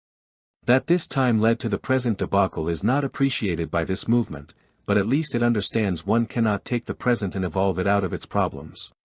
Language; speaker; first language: English; native; English